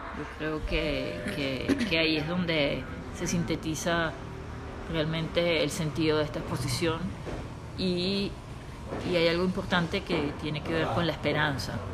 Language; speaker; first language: Spanish; native; Spanish